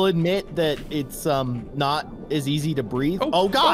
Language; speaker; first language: English; native; English